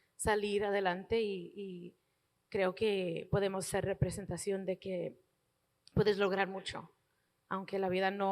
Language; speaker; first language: Spanish; early bilingual, heritage; Spanish